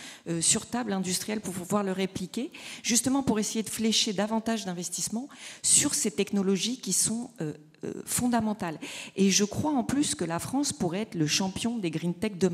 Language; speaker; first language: French; native; French